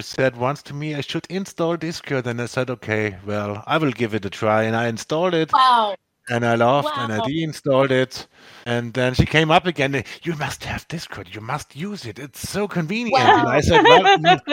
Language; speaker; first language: English; non-native, fluent; German